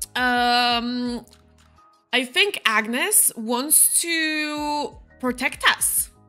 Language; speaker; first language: English; non-native, fluent; Slovak